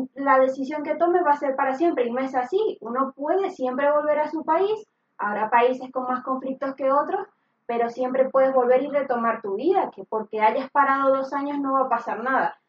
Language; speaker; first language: Spanish; native; Spanish